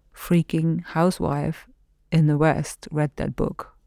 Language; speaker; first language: English; non-native, fluent; German